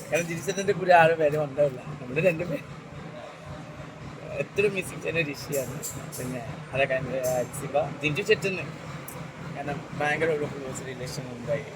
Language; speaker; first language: Malayalam; non-native, learner; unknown